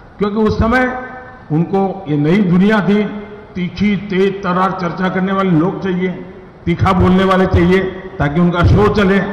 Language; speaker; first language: Hindi; non-native, local second language; Gujarati